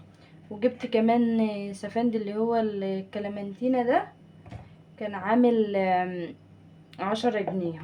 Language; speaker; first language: Arabic; native; Arabic